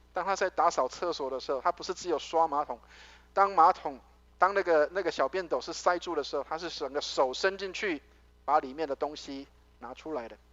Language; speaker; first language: Chinese; native; Chinese